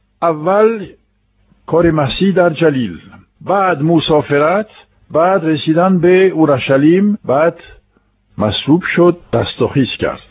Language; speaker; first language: Persian; non-native, fluent; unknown